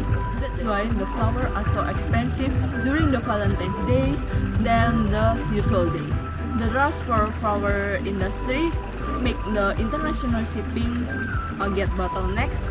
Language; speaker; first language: English; non-native, learner; Indonesian